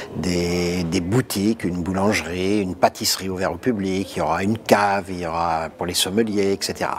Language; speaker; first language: French; native; French